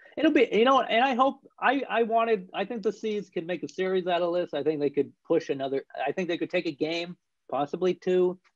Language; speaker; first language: English; native; English